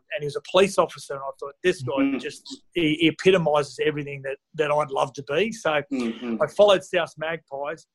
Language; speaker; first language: English; native; English